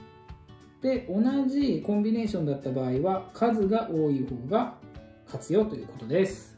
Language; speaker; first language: Japanese; native; Japanese